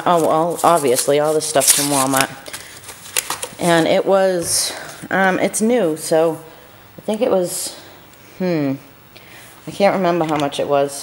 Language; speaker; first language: English; native; English